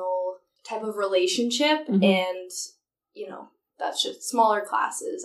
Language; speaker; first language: English; native; English